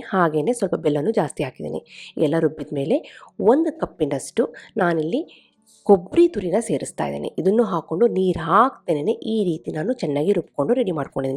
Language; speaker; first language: Kannada; native; Kannada